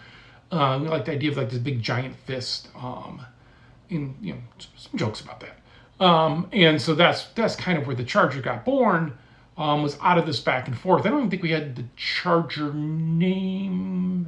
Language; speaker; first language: English; native; English